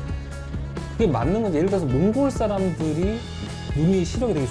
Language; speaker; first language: Korean; native; Korean